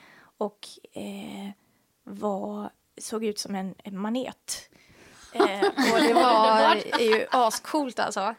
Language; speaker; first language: Swedish; native; Swedish